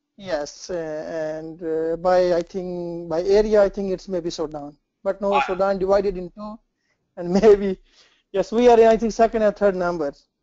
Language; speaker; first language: English; non-native, local second language; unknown